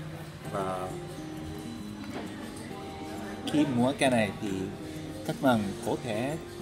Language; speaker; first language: Vietnamese; non-native, learner; Japanese